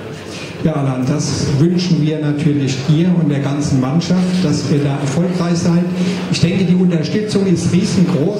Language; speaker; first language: German; native; German